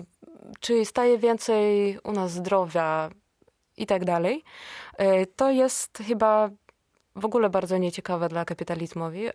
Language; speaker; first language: Polish; non-native, fluent; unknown